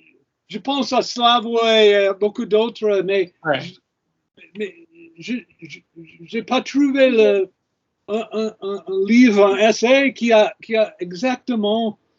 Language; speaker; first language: French; non-native, fluent; English